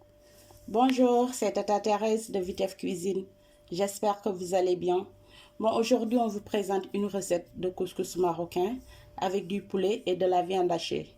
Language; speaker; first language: French; non-native, local second language; Wolof